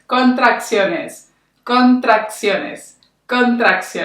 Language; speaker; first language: Spanish; native; Spanish